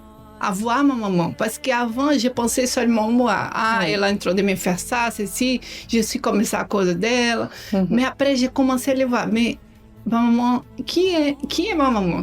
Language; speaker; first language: French; non-native, learner; Portuguese